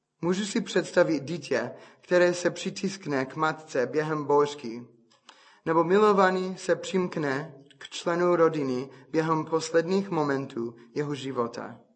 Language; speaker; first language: Czech; non-native, fluent; English